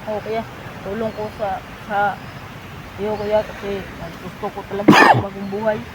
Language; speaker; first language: Filipino; non-native, local second language; Cebuano